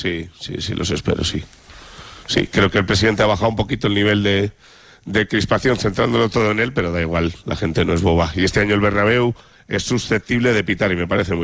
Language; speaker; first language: Spanish; native; Spanish